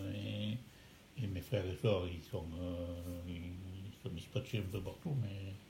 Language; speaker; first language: French; native; French